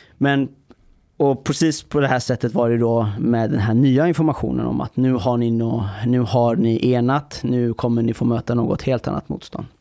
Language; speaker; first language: Swedish; early bilingual, other home language; Persian